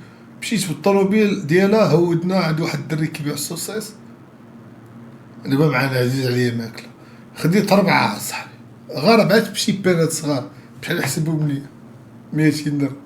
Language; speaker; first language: Arabic; native; Arabic